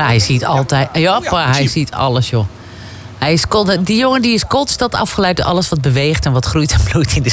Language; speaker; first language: Dutch; native; Dutch